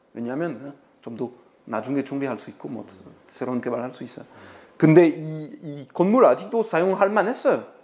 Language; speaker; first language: Korean; non-native, fluent; French